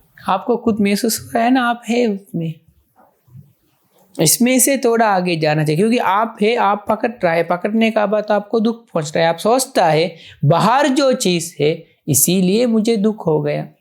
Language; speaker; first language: Hindi; non-native, fluent; Sinhala